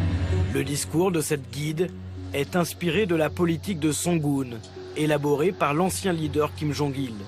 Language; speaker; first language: French; native; French